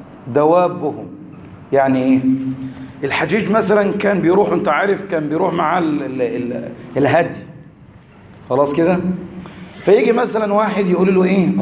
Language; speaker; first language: Arabic; native; Arabic